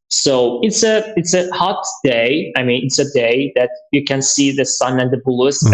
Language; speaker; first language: English; non-native, learner; Persian